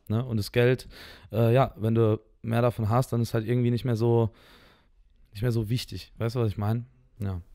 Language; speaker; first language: German; native; German